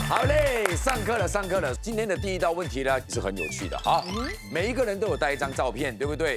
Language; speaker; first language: Chinese; native; Chinese